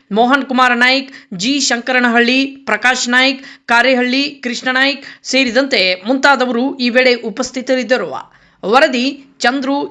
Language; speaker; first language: Kannada; native; Kannada